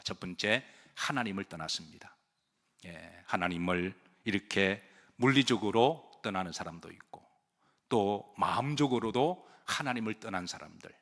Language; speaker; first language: Korean; native; Korean